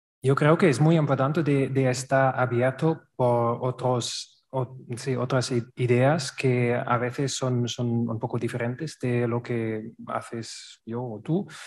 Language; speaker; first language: Spanish; non-native, learner; German